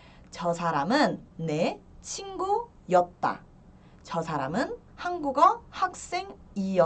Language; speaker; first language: Korean; early bilingual, heritage; Korean